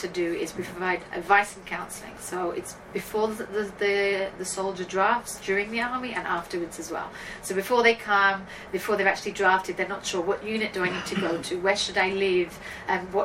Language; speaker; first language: English; native; English